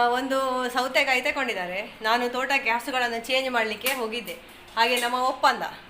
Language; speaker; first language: Kannada; non-native, local second language; Tulu